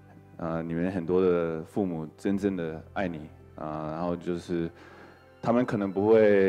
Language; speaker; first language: Chinese; early bilingual, heritage; English